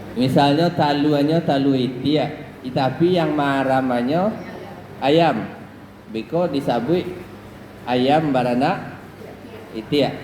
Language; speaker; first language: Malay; non-native, local second language; Minangkabau